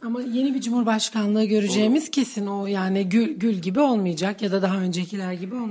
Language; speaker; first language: Turkish; native; Turkish